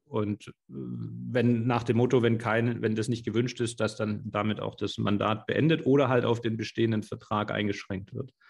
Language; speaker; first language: German; native; German